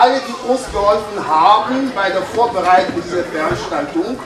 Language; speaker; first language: German; non-native, fluent; French